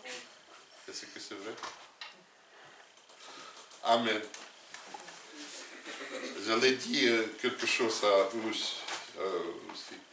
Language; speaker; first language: French; non-native, learner; Russian